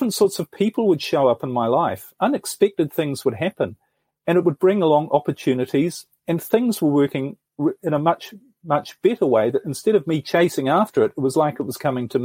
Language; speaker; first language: English; native; English